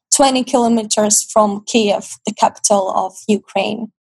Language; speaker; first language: English; non-native, fluent; Ukrainian